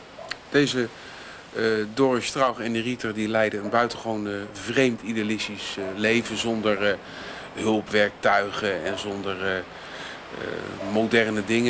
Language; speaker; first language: Dutch; native; Dutch